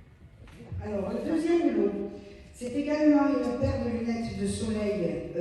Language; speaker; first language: French; native; French